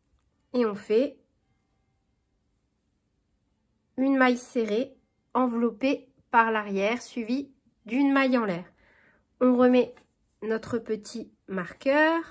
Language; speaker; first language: French; native; French